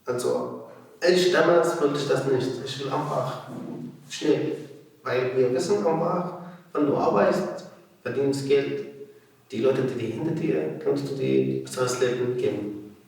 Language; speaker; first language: German; non-native, learner; Arabic